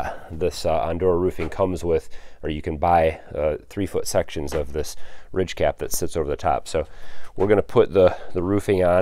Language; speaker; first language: English; native; English